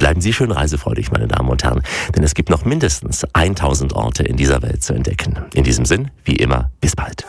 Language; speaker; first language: German; native; German